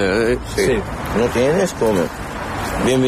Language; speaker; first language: Spanish; non-native, learner; Arabic